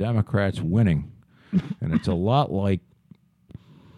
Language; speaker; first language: English; native; English